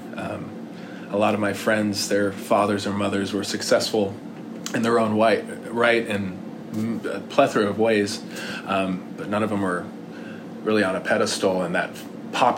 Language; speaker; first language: English; native; English